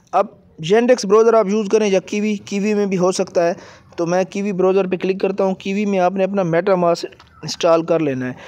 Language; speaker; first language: Urdu; native; Urdu